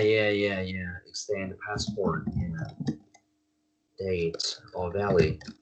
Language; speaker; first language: English; non-native, learner; Vietnamese